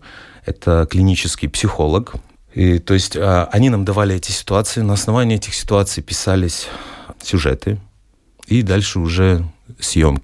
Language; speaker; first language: Russian; native; Russian